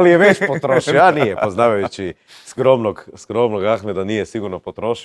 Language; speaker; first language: Croatian; native; Croatian